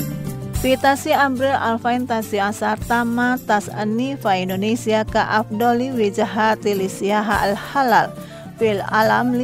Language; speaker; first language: Arabic; non-native, learner; Indonesian